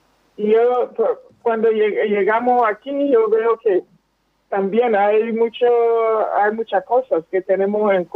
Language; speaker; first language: Spanish; non-native, fluent; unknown